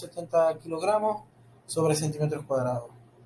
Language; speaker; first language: Spanish; native; Spanish